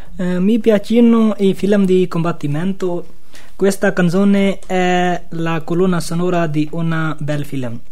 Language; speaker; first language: Italian; non-native, fluent; Urdu